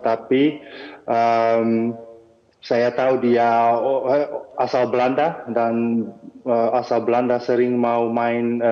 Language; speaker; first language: Indonesian; non-native, fluent; Dutch